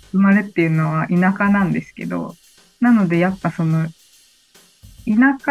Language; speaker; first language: Japanese; native; Japanese